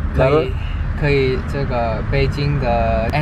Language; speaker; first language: Chinese; non-native, learner; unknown